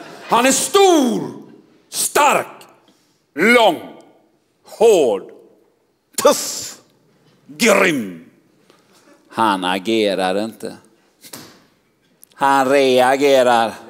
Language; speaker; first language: Swedish; native; Swedish